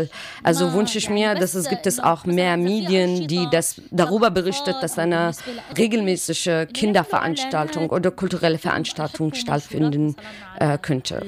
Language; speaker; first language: German; non-native, learner; Arabic